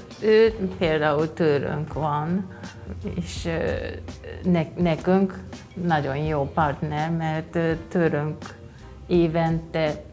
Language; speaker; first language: Hungarian; non-native, fluent; Japanese